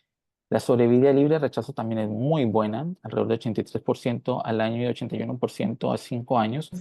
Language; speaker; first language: Spanish; native; Spanish